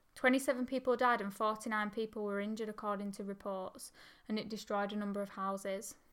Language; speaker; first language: English; native; English